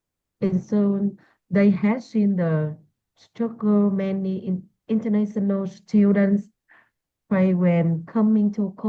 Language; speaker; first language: English; non-native, learner; Vietnamese